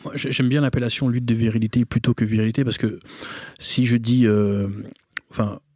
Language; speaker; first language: French; native; French